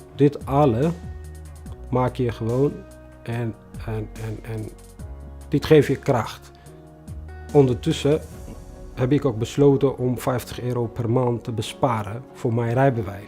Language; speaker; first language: Dutch; non-native, fluent; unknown